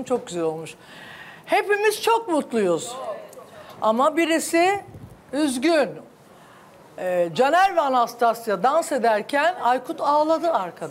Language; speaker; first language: Turkish; native; Turkish